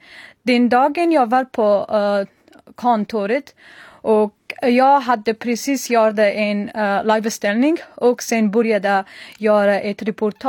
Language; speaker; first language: Swedish; non-native, learner; Persian